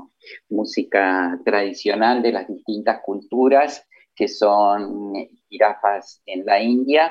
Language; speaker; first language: Spanish; native; Spanish